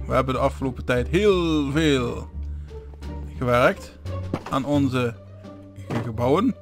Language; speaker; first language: Dutch; native; Dutch